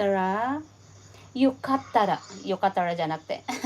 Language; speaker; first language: Japanese; non-native, learner; Filipino